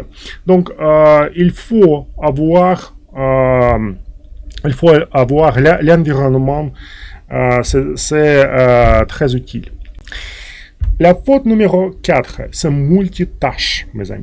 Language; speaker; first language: French; non-native, fluent; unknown